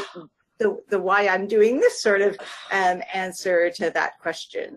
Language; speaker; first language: English; native; English